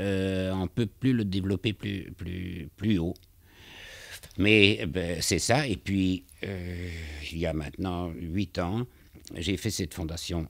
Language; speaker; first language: French; non-native, fluent; German